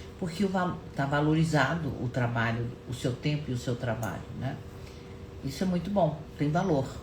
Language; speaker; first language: Portuguese; non-native, fluent; German